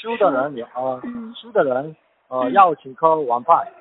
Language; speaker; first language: Chinese; non-native, learner; Korean